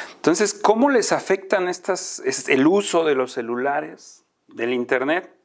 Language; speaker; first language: Spanish; native; Spanish